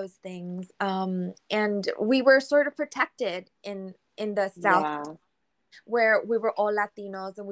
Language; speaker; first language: English; early bilingual, other home language; Spanish